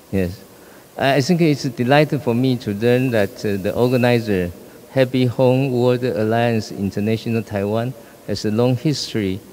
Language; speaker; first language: English; non-native, fluent; Chinese